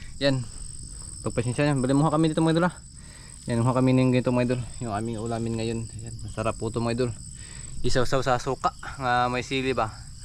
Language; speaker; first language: Filipino; native; Filipino